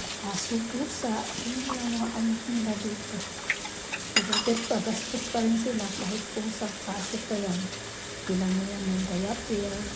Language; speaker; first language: Filipino; non-native, local second language; Waray